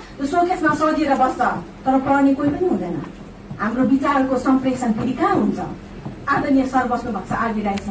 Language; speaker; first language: Nepali; native; Nepali